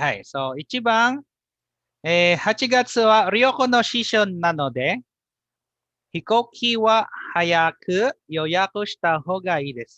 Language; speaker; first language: Japanese; non-native, fluent; Filipino